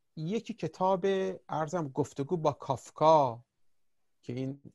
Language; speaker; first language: Persian; native; Persian